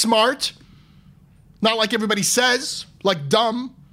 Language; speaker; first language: English; native; English